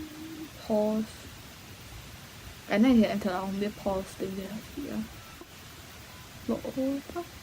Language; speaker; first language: Vietnamese; early bilingual, heritage; Vietnamese